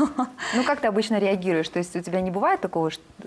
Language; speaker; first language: Russian; native; Russian